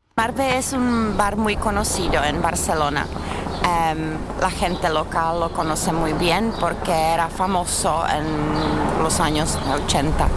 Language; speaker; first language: Spanish; non-native, learner; Czech